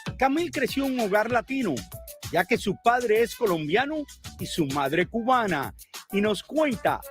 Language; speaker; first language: Spanish; native; Spanish